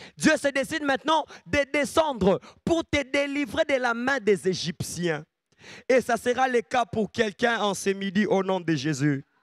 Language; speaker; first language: French; non-native, local second language; Lingala